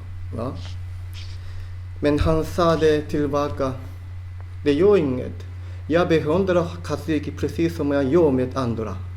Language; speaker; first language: Swedish; non-native, fluent; Japanese